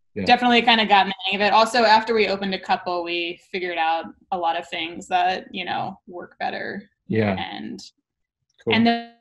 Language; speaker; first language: English; native; English